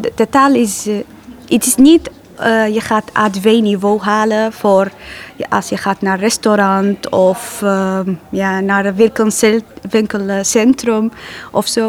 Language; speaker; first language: Dutch; non-native, learner; Arabic